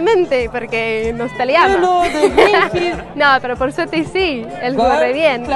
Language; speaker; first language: Spanish; non-native, fluent; English